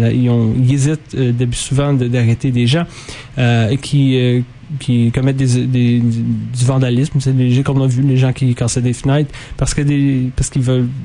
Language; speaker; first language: French; native; French